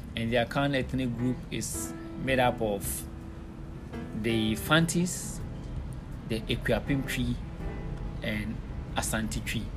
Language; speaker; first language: English; non-native, local second language; Akan